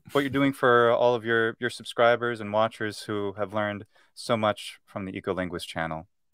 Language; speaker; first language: English; native; English